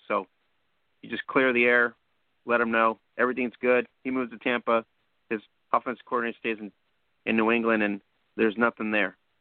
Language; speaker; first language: English; early bilingual, other home language; Spanish